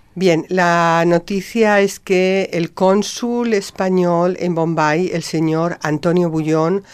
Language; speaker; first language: Spanish; native; Spanish